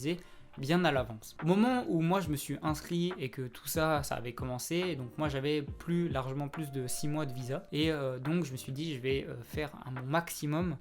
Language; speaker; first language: French; native; French